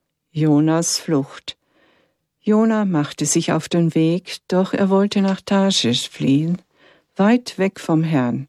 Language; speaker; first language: German; native; German